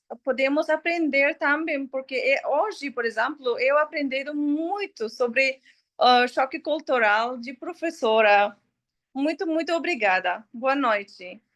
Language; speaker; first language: Portuguese; non-native, learner; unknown